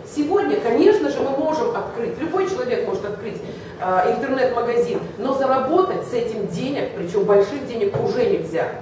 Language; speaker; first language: Russian; native; Russian